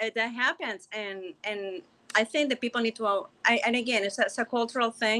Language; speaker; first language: English; non-native, fluent; Spanish